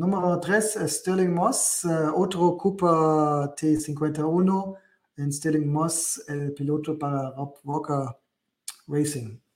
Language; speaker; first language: Spanish; non-native, learner; German